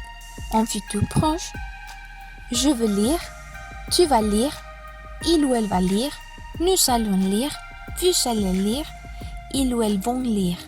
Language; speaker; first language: French; non-native, fluent; Spanish